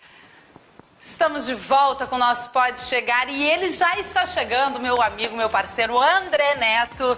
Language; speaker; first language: Portuguese; native; Portuguese